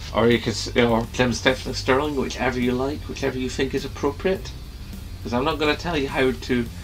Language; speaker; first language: English; native; English